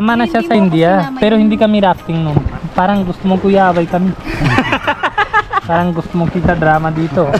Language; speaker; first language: Filipino; non-native, learner; Punjabi